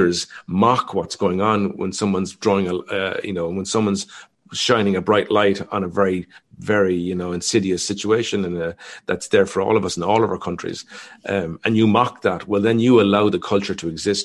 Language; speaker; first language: English; native; English